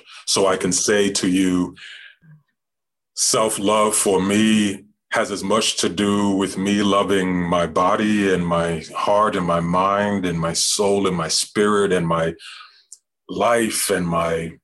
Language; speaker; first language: English; native; English